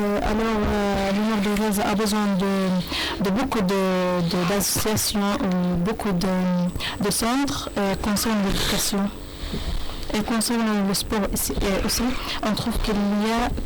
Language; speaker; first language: French; non-native, learner; Arabic